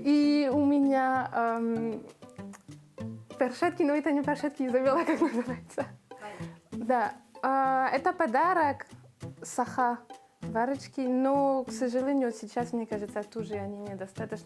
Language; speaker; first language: Russian; non-native, learner; French